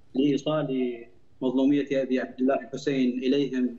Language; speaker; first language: Arabic; native; Arabic